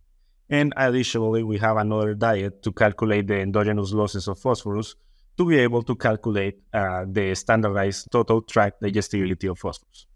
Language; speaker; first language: English; non-native, fluent; Spanish